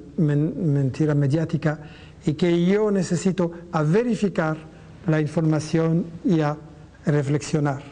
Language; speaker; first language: Spanish; non-native, fluent; French